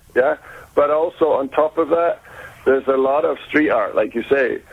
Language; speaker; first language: English; native; English